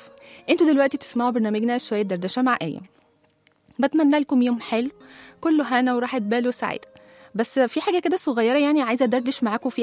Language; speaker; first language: Arabic; native; Arabic